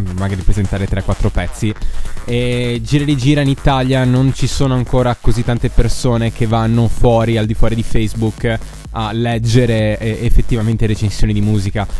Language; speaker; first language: Italian; native; Italian